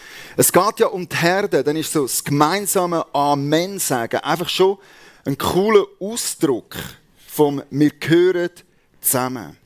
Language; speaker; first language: German; native; German